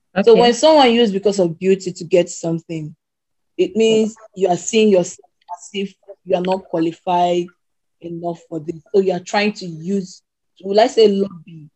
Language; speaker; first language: English; non-native, local second language; Igbo